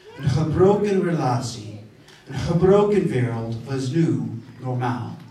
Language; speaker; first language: Dutch; non-native, fluent; English